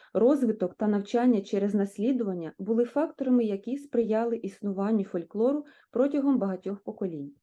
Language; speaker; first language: Ukrainian; native; Ukrainian